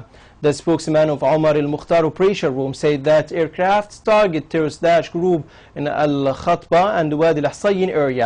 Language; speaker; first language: English; non-native, local second language; Arabic